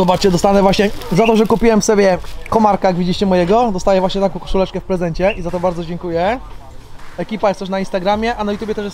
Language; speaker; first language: Polish; native; Polish